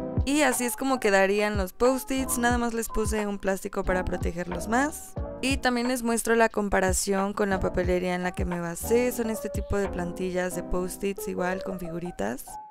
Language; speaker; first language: Spanish; native; Spanish